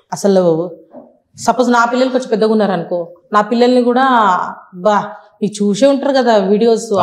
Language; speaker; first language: Telugu; native; Telugu